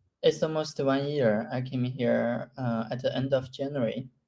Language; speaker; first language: English; non-native, learner; Chinese